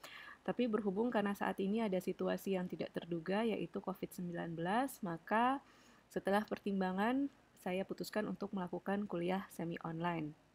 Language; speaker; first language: Indonesian; native; Indonesian